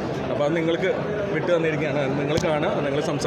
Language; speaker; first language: Malayalam; native; Malayalam